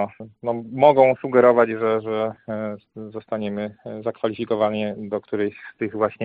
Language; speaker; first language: Polish; native; Polish